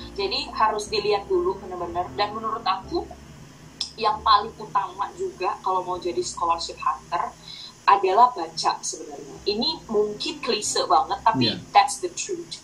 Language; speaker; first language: Indonesian; native; Indonesian